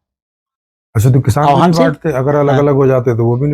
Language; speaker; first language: Hindi; native; Hindi